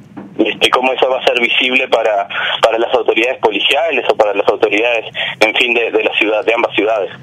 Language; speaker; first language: Spanish; native; Spanish